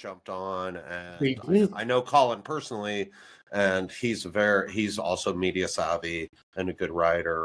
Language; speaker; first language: English; native; English